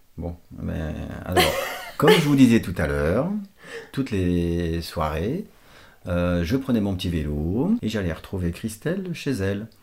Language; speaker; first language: French; non-native, fluent; Portuguese